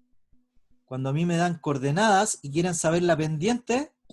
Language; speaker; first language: Spanish; native; Spanish